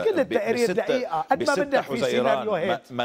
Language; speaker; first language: Arabic; native; Arabic